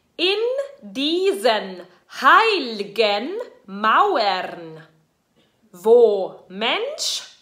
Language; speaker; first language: Spanish; non-native, fluent; German